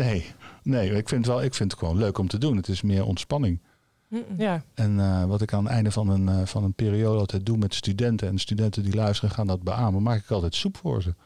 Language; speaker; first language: Dutch; native; Dutch